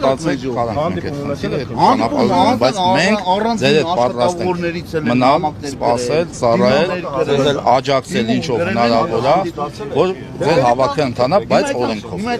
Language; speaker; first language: Armenian; native; Armenian